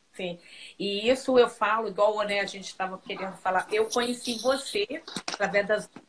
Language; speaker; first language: Portuguese; native; Portuguese